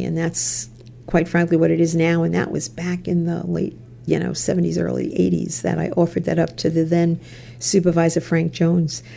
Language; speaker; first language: English; native; English